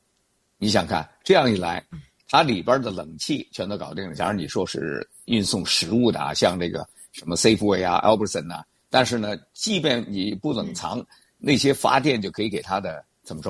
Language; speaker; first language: Chinese; native; Chinese